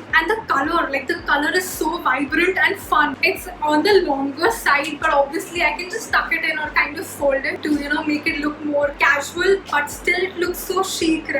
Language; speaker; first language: English; non-native, local second language; Hindi